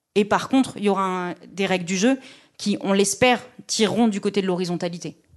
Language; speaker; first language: French; native; French